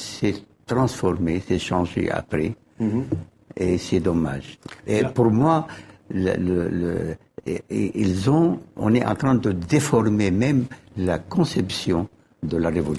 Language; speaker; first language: French; non-native, fluent; Arabic